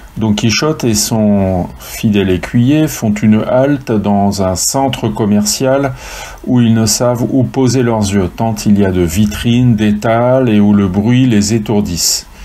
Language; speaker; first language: French; native; French